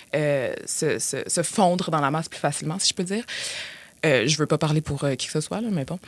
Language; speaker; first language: French; native; French